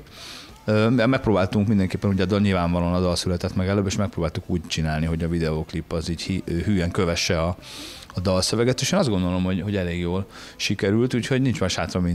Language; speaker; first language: Hungarian; native; Hungarian